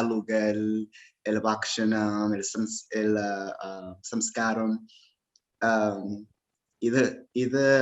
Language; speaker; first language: Malayalam; non-native, learner; English